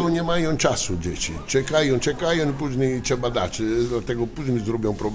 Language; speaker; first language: Polish; non-native, learner; Italian